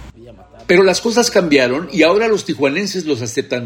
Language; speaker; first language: Spanish; native; Spanish